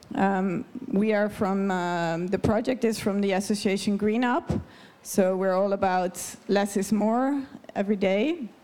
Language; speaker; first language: English; non-native, fluent; Dutch